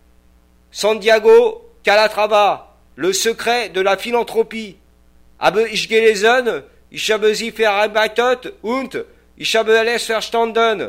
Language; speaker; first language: German; non-native, learner; French